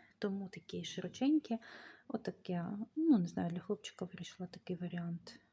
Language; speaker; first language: Ukrainian; native; Ukrainian